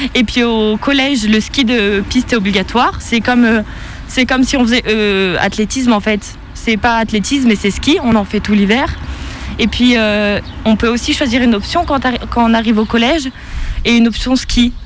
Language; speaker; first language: French; native; French